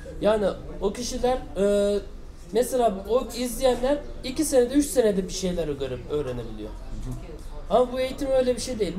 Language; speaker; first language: Turkish; native; Turkish